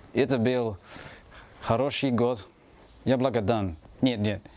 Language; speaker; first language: Russian; non-native, learner; English